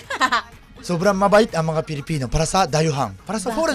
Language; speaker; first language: Filipino; non-native, learner; Japanese